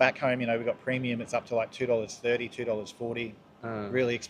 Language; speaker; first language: English; native; English